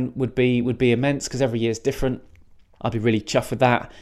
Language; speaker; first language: English; native; English